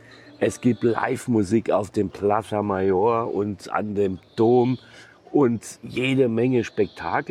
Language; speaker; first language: German; native; German